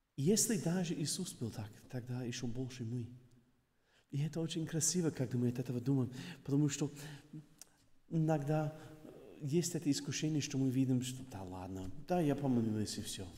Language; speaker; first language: Russian; non-native, fluent; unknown